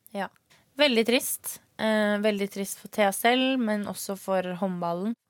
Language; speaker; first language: Norwegian; early bilingual, other home language; Swedish